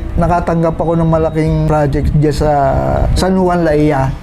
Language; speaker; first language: Filipino; native; Filipino